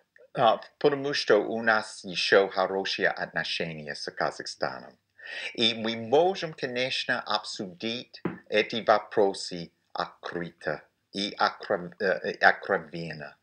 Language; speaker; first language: Russian; non-native, fluent; English